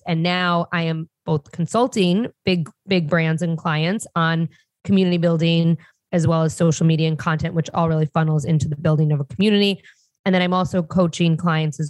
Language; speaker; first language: English; native; English